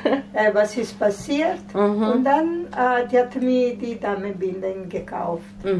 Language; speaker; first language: German; non-native, fluent; Italian